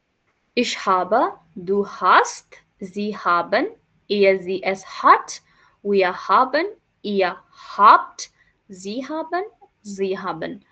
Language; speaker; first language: German; non-native, learner; Hindi